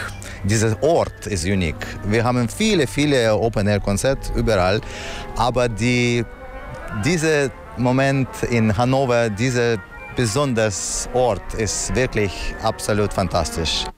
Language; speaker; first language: German; non-native, fluent; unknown